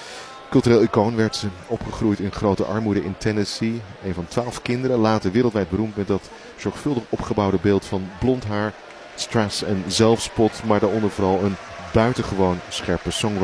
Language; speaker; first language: Dutch; native; Dutch